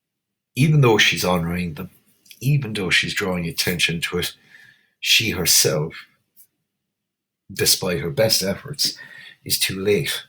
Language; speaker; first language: English; native; English